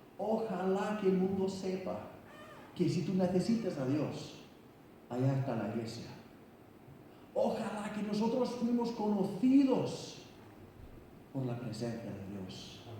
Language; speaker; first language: Spanish; non-native, fluent; Icelandic